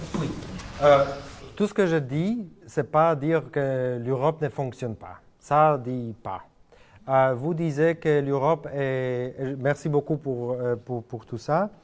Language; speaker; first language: French; non-native, fluent; Polish